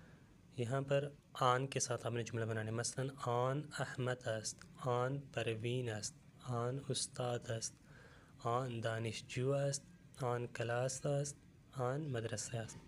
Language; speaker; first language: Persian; non-native, fluent; Urdu